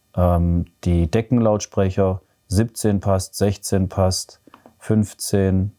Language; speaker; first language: German; native; German